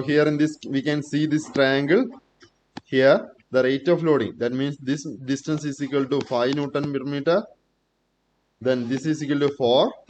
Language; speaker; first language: English; non-native, local second language; Malayalam